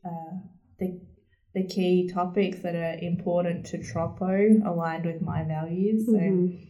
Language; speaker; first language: English; native; English